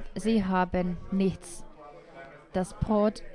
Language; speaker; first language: German; non-native, fluent; Finnish